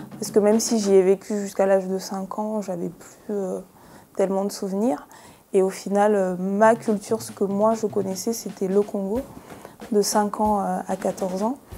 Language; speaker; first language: French; early bilingual, other home language; Lingala